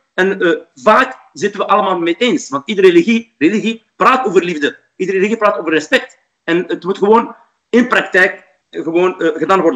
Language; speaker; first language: Dutch; non-native, fluent; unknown